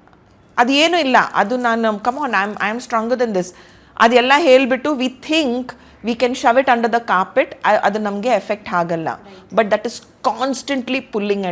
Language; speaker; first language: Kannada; non-native, local second language; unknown